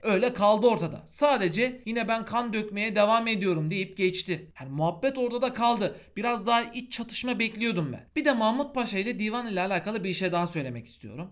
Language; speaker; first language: Turkish; native; Turkish